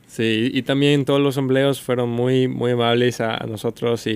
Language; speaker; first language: Spanish; non-native, fluent; English